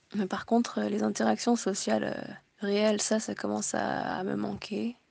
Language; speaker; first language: French; early bilingual, heritage; Japanese